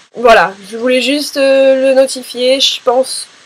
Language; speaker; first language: French; native; French